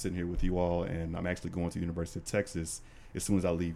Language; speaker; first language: English; native; English